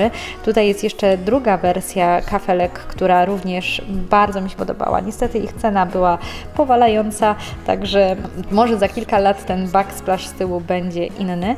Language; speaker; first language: Polish; native; Polish